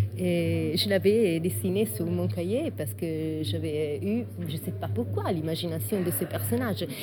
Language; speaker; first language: French; non-native, fluent; Italian